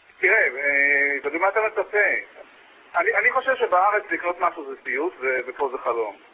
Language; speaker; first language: Hebrew; native; Hebrew